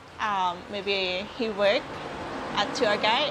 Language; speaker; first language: English; non-native, learner; Thai